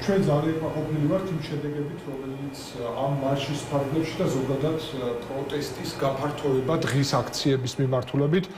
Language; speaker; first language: Georgian; non-native, local second language; Armenian